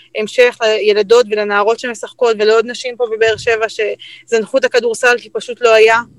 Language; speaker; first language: Hebrew; native; Hebrew